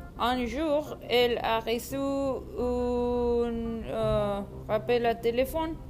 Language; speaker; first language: French; non-native, learner; Spanish